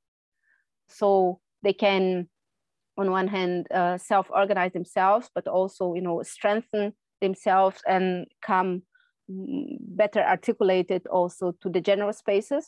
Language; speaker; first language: English; non-native, fluent; Portuguese